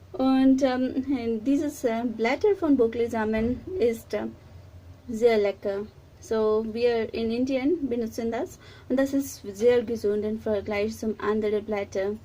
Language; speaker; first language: German; non-native, learner; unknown